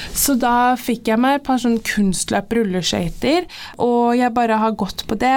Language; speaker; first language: Norwegian; early bilingual, other home language; English